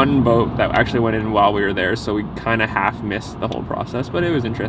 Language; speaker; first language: English; native; English